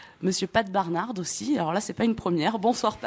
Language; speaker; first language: French; native; French